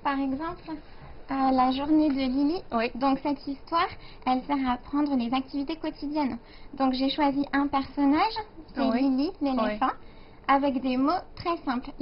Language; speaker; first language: French; native; French